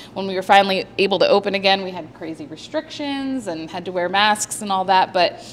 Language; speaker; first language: English; native; English